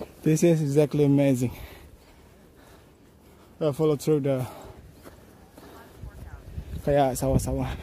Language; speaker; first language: English; non-native, learner; Indonesian